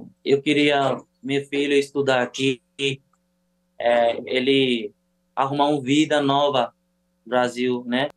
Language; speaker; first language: Portuguese; non-native, learner; Bangla